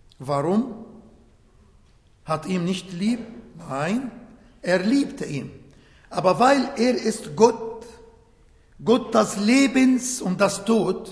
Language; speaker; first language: German; non-native, fluent; Arabic